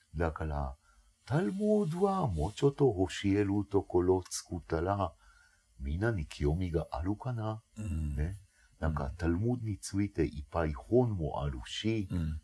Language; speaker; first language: Japanese; non-native, fluent; Hebrew